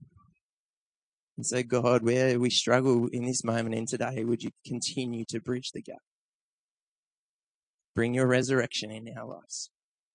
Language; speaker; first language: English; native; English